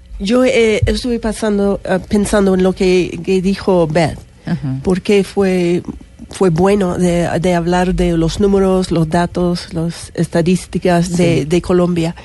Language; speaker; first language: Spanish; non-native, learner; English